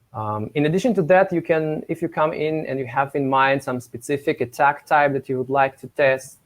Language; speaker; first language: English; non-native, fluent; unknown